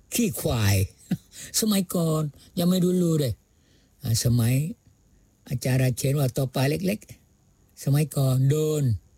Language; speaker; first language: Thai; non-native, local second language; Pattani Malay